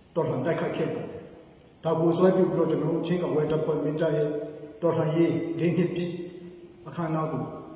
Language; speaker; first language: Burmese; non-native, local second language; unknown